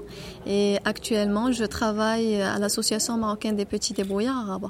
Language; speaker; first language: French; non-native, local second language; Arabic